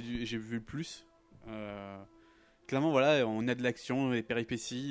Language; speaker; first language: French; native; French